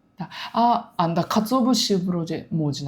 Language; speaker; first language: Russian; non-native, learner; Japanese